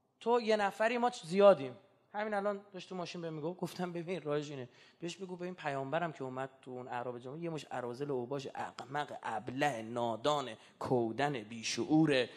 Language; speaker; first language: Persian; native; Persian